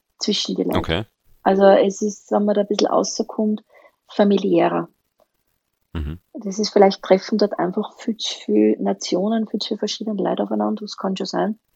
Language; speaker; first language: German; native; German